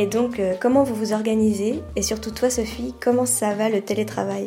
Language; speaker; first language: French; native; French